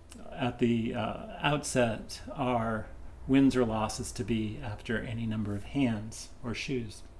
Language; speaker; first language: English; native; English